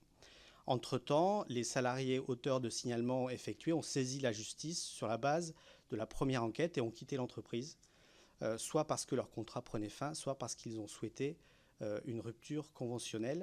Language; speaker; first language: French; native; French